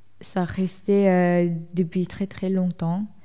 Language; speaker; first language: French; non-native, fluent; Korean